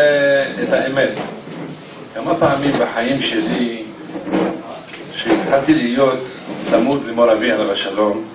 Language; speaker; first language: Hebrew; non-native, fluent; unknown